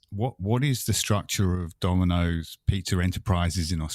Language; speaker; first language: English; native; English